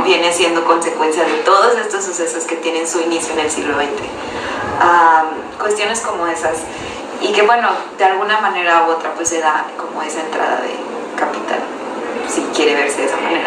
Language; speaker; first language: Spanish; native; Spanish